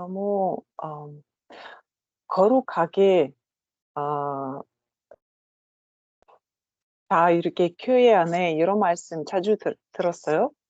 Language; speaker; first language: Korean; non-native, learner; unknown